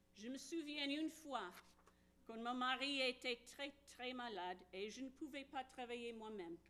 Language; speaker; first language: French; non-native, fluent; English